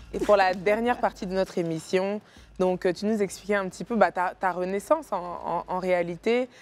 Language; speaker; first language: French; native; French